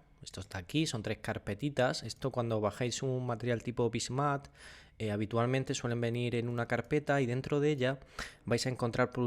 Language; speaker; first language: Spanish; native; Spanish